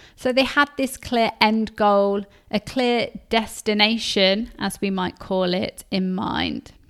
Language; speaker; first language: English; native; English